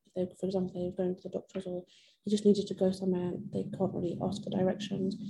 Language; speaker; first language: English; non-native, fluent; Persian